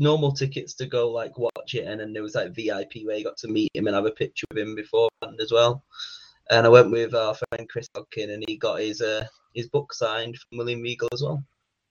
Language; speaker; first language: English; native; English